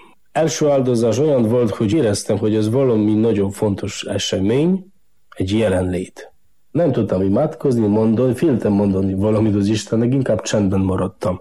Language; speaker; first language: Hungarian; non-native, fluent; Polish